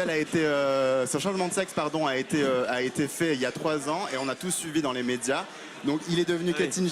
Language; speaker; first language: French; native; French